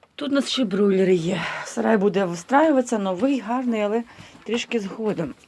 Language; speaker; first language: Ukrainian; non-native, local second language; Russian